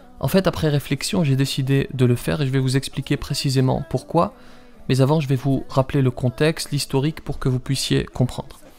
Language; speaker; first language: French; early bilingual, other home language; Riffian